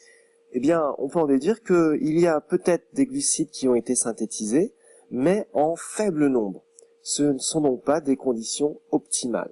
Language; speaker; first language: French; native; French